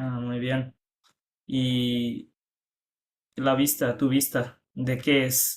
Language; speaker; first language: Spanish; non-native, fluent; Bangla